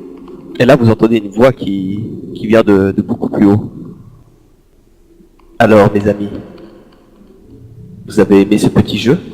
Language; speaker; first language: French; native; French